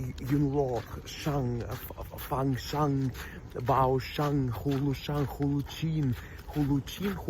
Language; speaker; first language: Chinese; non-native, learner; Russian